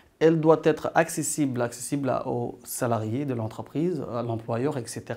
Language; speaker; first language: French; non-native, local second language; Arabic